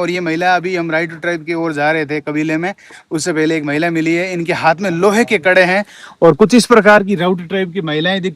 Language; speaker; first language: Hindi; native; Hindi